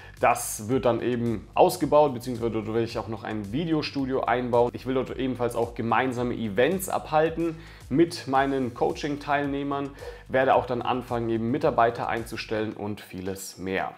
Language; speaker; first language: German; native; German